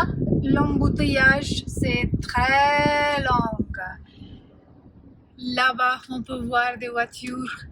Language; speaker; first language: French; non-native, fluent; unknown